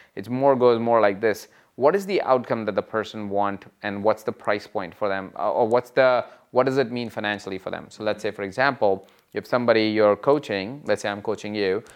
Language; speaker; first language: English; non-native, local second language; Hindi